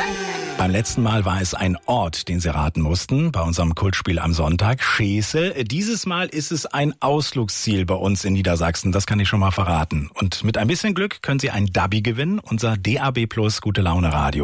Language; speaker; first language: German; native; German